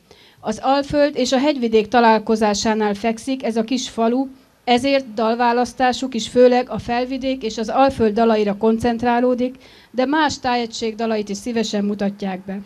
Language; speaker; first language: Hungarian; native; Hungarian